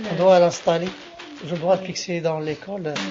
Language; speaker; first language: French; non-native, local second language; Arabic